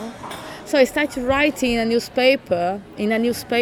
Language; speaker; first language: English; non-native, fluent; Portuguese